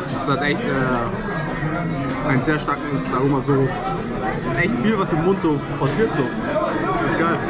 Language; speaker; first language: German; native; German